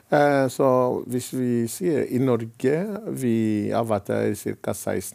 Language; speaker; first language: Norwegian; non-native, fluent; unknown